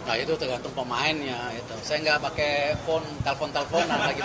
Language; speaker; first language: Indonesian; native; Indonesian